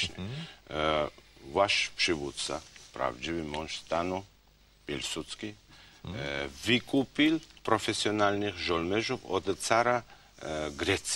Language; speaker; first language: Polish; non-native, fluent; Georgian